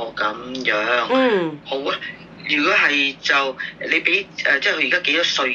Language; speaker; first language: Cantonese; native; Cantonese